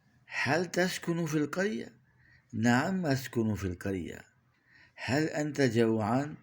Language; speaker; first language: Arabic; non-native, fluent; Urdu